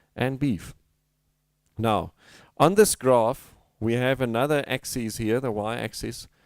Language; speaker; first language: English; non-native, local second language; Afrikaans